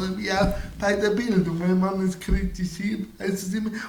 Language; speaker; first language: German; native; German